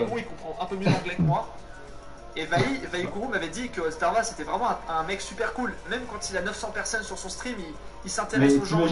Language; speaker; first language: French; native; French